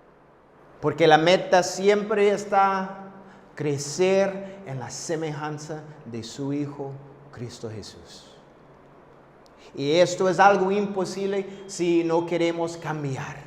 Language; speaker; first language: Spanish; non-native, fluent; English